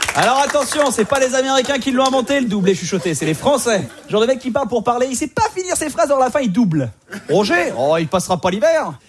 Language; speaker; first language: French; native; French